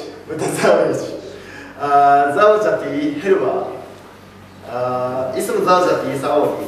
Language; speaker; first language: Arabic; non-native, learner; Japanese